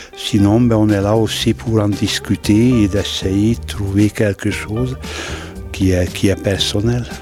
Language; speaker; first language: French; non-native, fluent; Hungarian